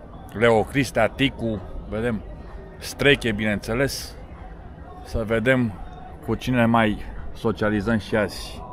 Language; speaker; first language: Romanian; native; Romanian